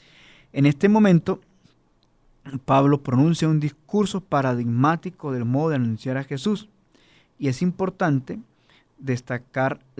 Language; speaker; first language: Spanish; native; Spanish